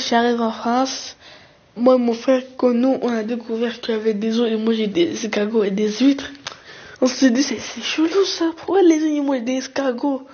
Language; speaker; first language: French; early bilingual, other home language; Arabic